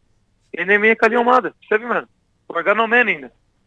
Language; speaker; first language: Greek; non-native, learner; Portuguese